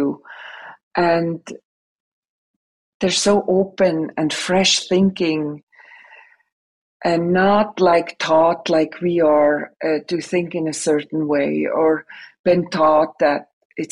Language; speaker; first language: English; non-native, fluent; Swiss German